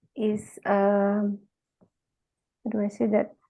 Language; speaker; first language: English; non-native, local second language; Malay